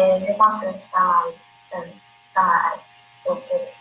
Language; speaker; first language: French; non-native, learner; English